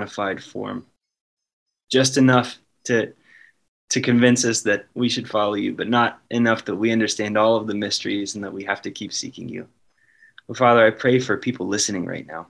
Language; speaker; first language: English; native; English